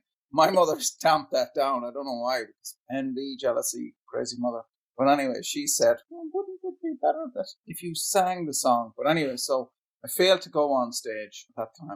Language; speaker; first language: English; native; English